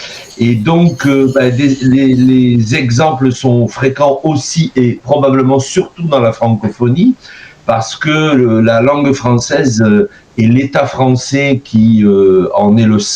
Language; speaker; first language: French; native; French